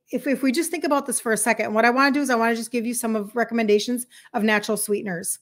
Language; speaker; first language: English; native; English